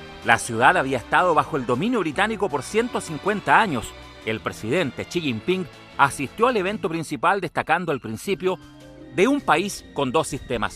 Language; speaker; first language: Spanish; native; Spanish